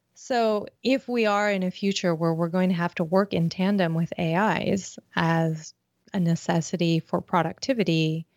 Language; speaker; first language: English; native; English